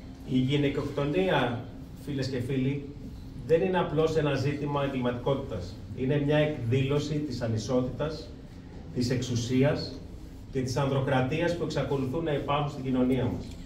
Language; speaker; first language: Greek; native; Greek